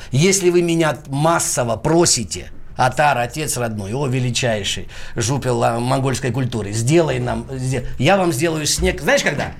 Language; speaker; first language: Russian; non-native, local second language; Georgian